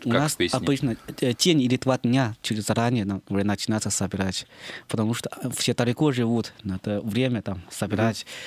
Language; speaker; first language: Russian; non-native, learner; Chinese